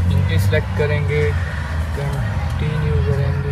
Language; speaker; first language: Urdu; non-native, local second language; Punjabi